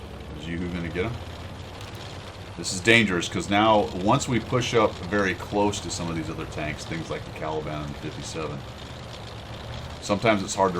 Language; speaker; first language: English; native; English